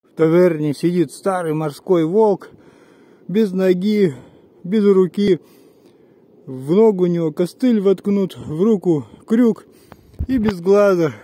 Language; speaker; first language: Russian; native; Russian